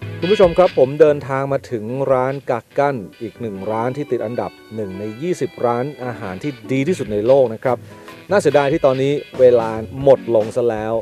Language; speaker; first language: Thai; native; Thai